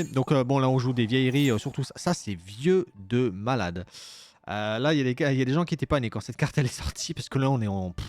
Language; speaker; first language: French; native; French